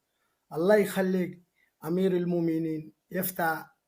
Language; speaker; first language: Arabic; non-native, learner; Pashto